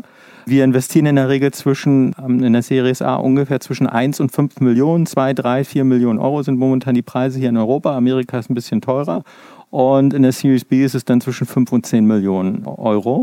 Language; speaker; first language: German; native; German